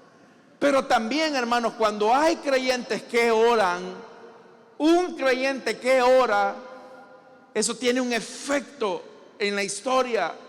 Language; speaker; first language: Spanish; native; Spanish